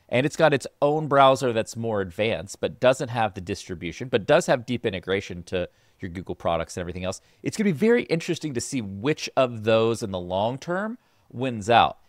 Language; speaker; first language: English; native; English